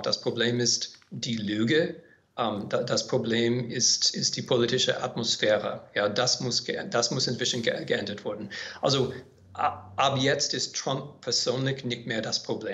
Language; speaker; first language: German; non-native, fluent; English